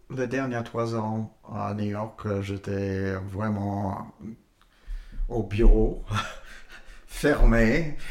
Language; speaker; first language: French; non-native, learner; English